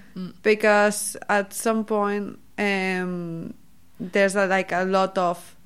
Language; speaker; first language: English; non-native, fluent; Spanish